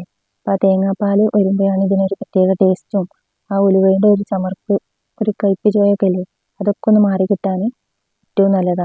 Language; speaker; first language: Malayalam; native; Malayalam